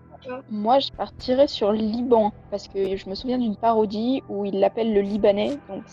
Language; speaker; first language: French; native; French